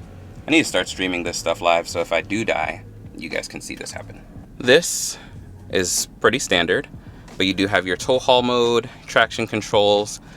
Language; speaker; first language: English; native; English